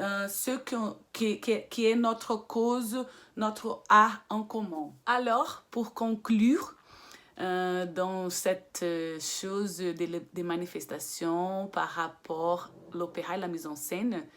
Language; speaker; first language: French; non-native, fluent; Portuguese